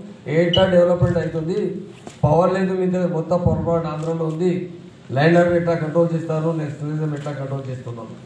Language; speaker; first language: Telugu; non-native, local second language; Urdu